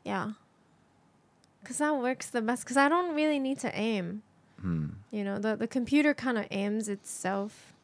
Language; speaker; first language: English; non-native, fluent; Japanese